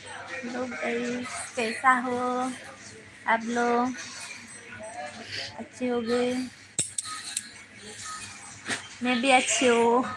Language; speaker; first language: Hindi; non-native, local second language; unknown